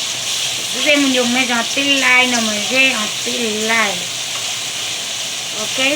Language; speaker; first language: French; non-native, learner; Haitian Creole